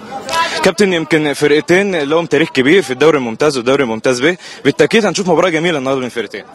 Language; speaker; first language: Arabic; native; Arabic